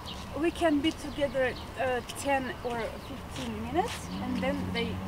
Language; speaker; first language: English; non-native, learner; Russian